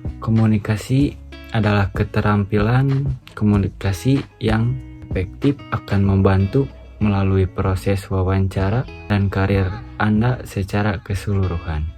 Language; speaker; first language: Indonesian; non-native, local second language; Sundanese